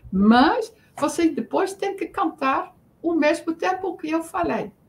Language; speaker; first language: Portuguese; non-native, fluent; Dutch